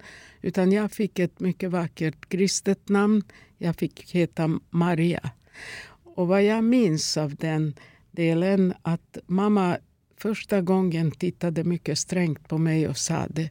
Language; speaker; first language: Swedish; non-native, fluent; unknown